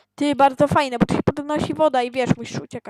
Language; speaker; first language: Polish; native; Polish